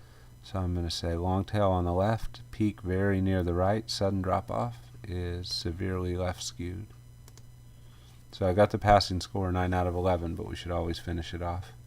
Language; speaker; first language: English; native; English